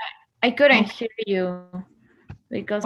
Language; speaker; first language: English; non-native, learner; Spanish